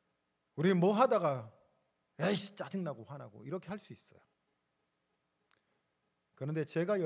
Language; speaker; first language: Korean; native; Korean